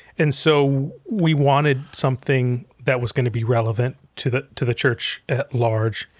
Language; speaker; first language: English; early bilingual, other home language; Arabic